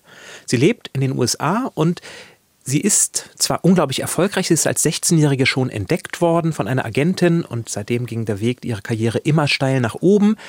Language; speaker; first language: German; native; German